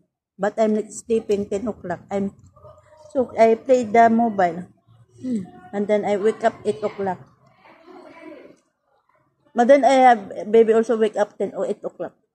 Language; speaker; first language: English; non-native, learner; Filipino